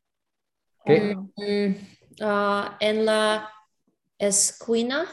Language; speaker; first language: Spanish; non-native, learner; English